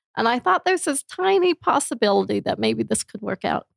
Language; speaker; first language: English; native; English